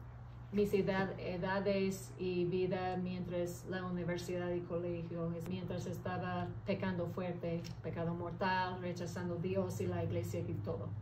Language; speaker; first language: Spanish; early bilingual, heritage; English